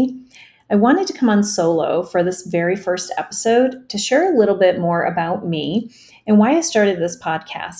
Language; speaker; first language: English; early bilingual, other home language; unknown